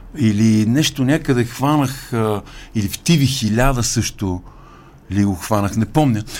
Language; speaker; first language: Bulgarian; native; Bulgarian